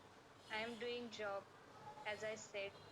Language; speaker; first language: English; non-native, learner; Marathi